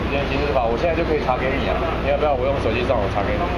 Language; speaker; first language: Chinese; native; Chinese